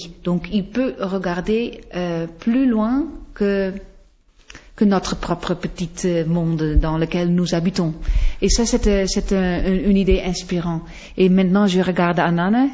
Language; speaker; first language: French; non-native, fluent; Western Frisian